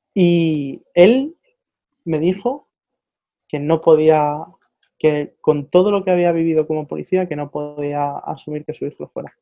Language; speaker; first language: Spanish; native; Spanish